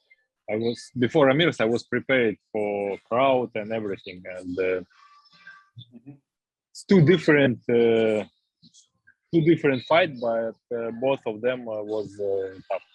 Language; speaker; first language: English; non-native, learner; Russian